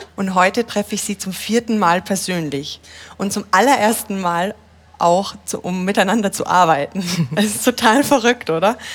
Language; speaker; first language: German; native; German